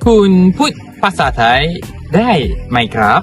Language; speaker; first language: Thai; non-native, learner; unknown